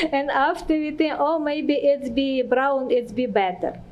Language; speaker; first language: English; non-native, learner; Ukrainian